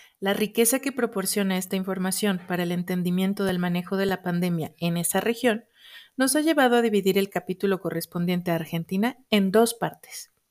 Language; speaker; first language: Spanish; native; Spanish